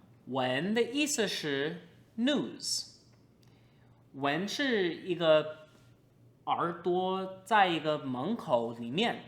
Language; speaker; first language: Chinese; non-native, fluent; English